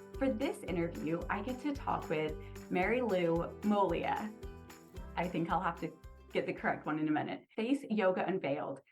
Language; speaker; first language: English; native; English